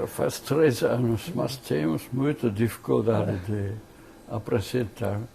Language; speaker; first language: Portuguese; non-native, fluent; German